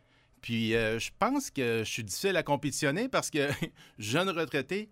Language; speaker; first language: French; native; French